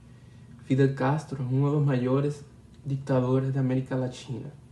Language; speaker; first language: Portuguese; non-native, learner; Spanish